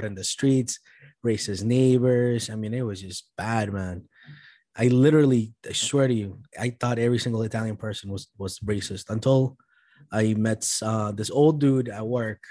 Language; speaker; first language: English; early bilingual, other home language; Spanish